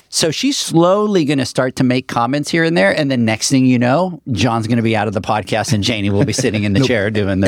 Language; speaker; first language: English; native; English